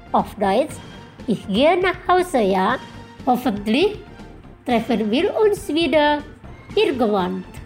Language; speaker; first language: German; non-native, fluent; Indonesian